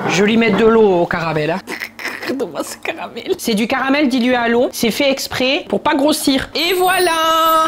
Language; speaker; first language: French; native; French